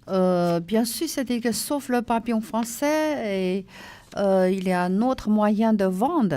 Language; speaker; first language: French; non-native, learner; Chinese